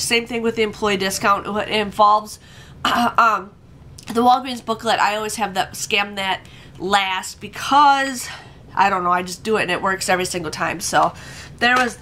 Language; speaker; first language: English; native; English